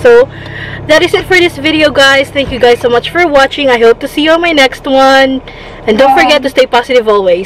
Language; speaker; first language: English; non-native, local second language; Filipino